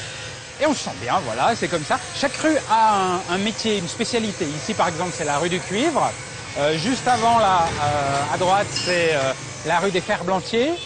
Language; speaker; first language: French; native; French